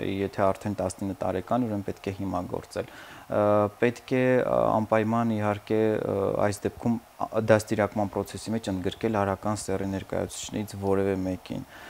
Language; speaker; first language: Armenian; native; Armenian